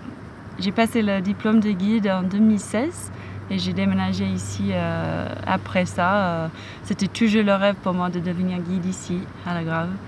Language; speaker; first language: French; non-native, fluent; English